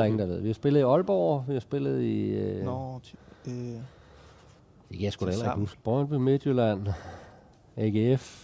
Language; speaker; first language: Danish; native; Danish